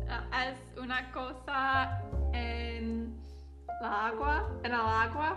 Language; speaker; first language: Spanish; non-native, learner; English